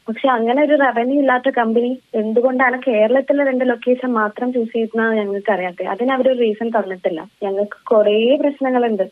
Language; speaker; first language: Malayalam; native; Malayalam